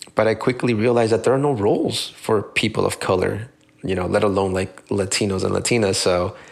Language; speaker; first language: English; early bilingual, other home language; Spanish